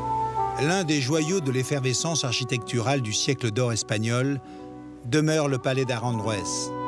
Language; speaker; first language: French; native; French